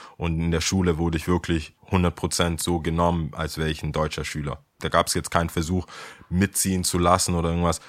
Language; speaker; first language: German; early bilingual, other home language; Akan